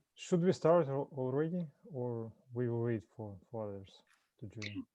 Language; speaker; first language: English; non-native, fluent; Russian